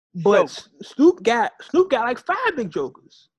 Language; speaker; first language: English; native; English